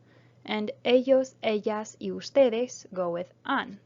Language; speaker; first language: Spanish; non-native, fluent; English